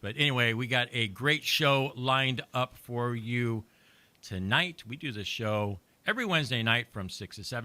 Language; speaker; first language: English; native; English